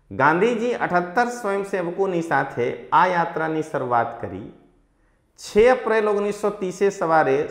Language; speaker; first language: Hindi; non-native, local second language; Gujarati